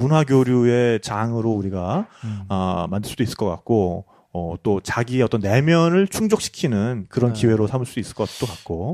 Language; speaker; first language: Korean; native; Korean